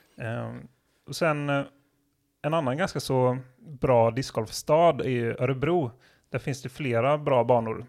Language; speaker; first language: Swedish; native; Swedish